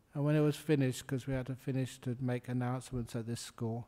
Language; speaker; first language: English; native; English